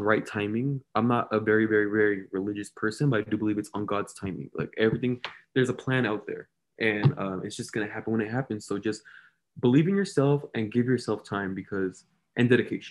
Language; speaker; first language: English; native; English